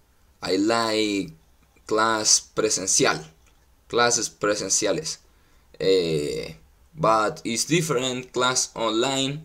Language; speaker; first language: English; non-native, learner; Spanish